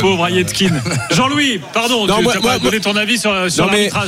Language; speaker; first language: French; native; French